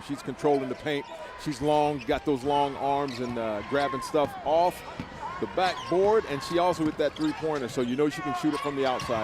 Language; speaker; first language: English; native; English